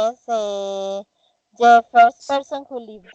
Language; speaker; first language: English; non-native, fluent; Spanish